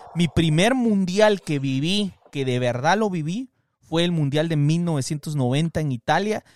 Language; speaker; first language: Spanish; native; Spanish